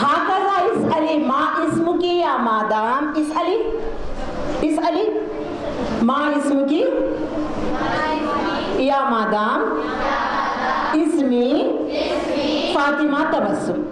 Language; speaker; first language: Arabic; non-native, learner; Urdu